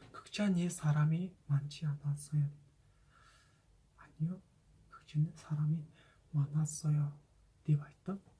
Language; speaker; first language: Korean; non-native, fluent; Kazakh